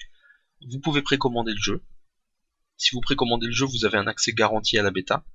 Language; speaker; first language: French; native; French